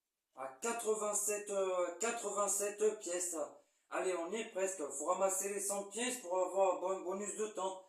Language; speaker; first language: French; native; French